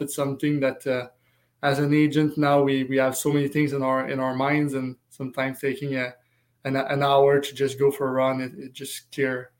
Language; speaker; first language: English; non-native, fluent; French